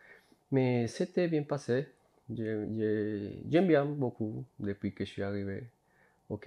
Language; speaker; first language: French; non-native, fluent; Spanish